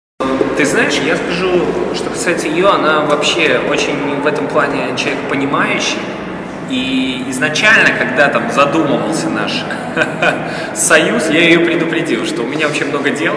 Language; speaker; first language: Russian; native; Russian